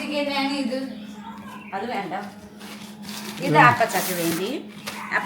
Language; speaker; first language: Malayalam; non-native, learner; Nepali